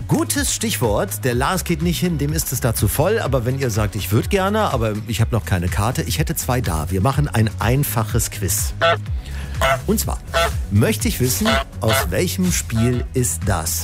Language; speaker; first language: German; native; German